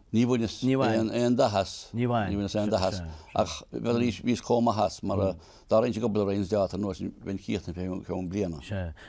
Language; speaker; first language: Irish; native; Irish